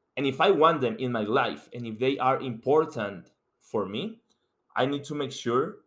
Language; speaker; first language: English; non-native, fluent; Spanish